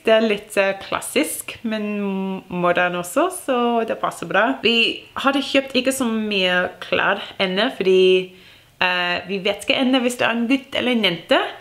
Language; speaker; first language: Norwegian; non-native, learner; English